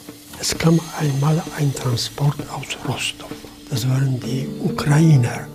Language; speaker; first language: German; non-native, fluent; Polish